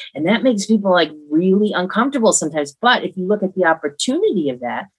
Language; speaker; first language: English; native; English